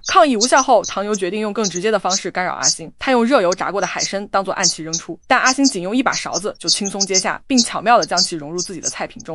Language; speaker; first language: Chinese; native; Chinese